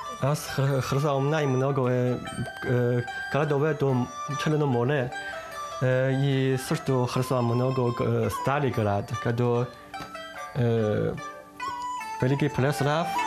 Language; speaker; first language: Bulgarian; non-native, learner; Chinese